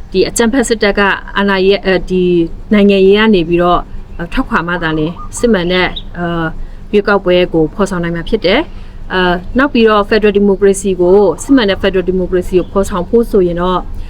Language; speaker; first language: Burmese; non-native, local second language; S'gaw Karen